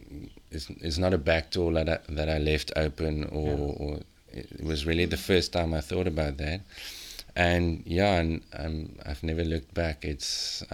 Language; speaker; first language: English; non-native, local second language; Afrikaans